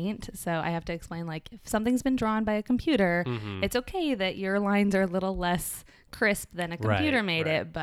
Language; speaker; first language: English; native; English